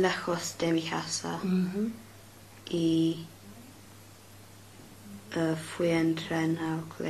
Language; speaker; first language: Spanish; non-native, learner; English